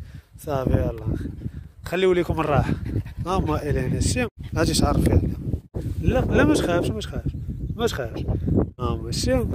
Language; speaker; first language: Arabic; native; Arabic